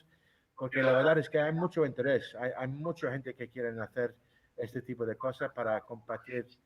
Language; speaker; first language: Spanish; non-native, fluent; English